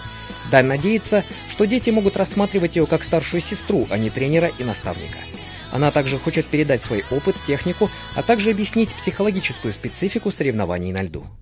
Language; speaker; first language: Russian; native; Russian